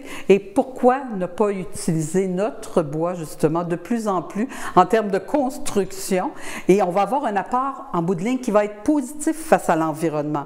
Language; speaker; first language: French; native; French